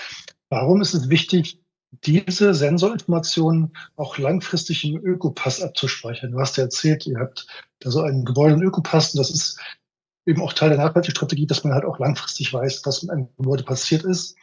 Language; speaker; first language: German; native; German